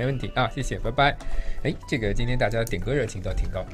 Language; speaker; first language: Chinese; native; Chinese